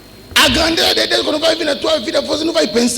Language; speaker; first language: Portuguese; non-native, learner; Lingala